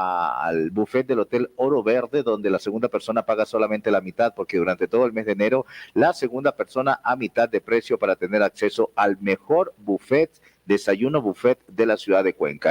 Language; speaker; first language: Spanish; native; Spanish